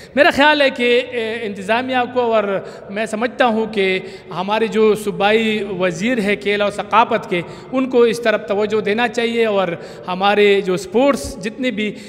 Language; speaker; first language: Urdu; non-native, local second language; Pashto